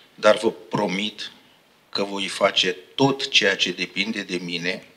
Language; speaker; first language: Romanian; non-native, fluent; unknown